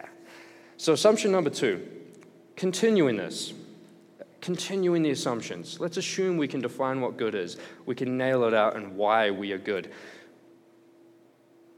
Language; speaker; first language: English; native; English